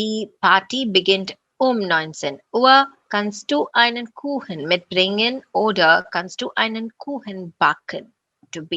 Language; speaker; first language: German; non-native, learner; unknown